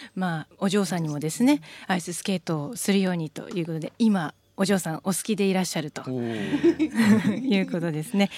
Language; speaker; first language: Japanese; native; Japanese